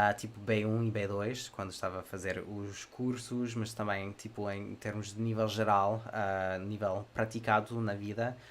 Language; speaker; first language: Portuguese; non-native, fluent; English